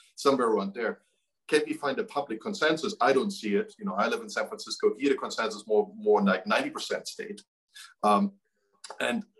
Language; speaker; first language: English; non-native, fluent; German